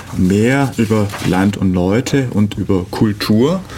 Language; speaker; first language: German; native; German